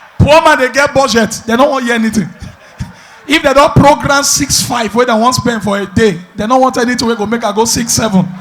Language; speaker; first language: Nigerian Pidgin; native; Nigerian Pidgin